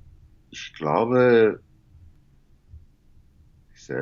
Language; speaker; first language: German; non-native, learner; English